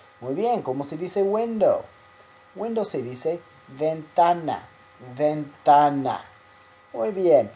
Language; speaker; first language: Spanish; non-native, fluent; English